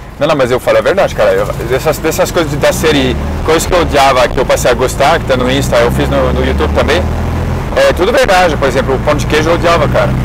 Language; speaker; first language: Portuguese; non-native, fluent; French